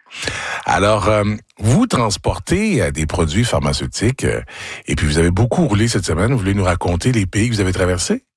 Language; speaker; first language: French; native; French